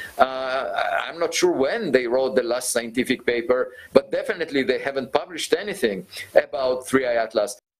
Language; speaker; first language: English; non-native, fluent; Hebrew